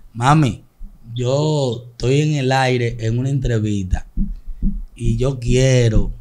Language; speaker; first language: Spanish; native; Spanish